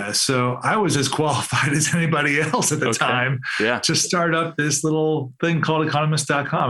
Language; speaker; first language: English; native; English